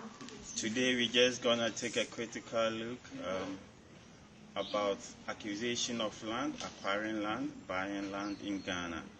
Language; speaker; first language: English; non-native, local second language; Akan